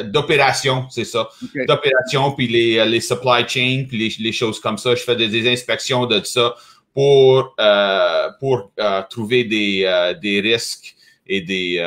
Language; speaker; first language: French; native; French